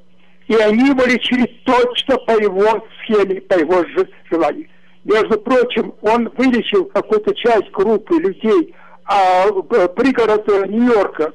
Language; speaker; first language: Russian; native; Russian